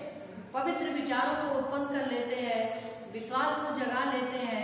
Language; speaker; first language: Hindi; native; Hindi